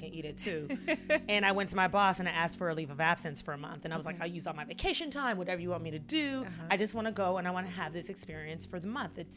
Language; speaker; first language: English; native; English